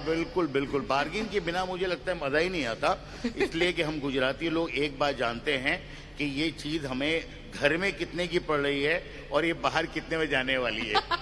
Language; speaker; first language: Hindi; native; Hindi